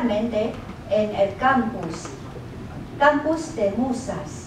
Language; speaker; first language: Spanish; non-native, learner; Chinese